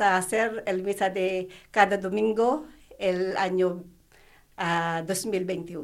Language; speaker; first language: Spanish; non-native, learner; Filipino